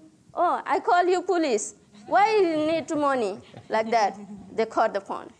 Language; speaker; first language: English; non-native, learner; Nepali